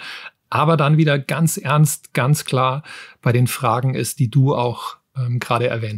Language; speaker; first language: German; native; German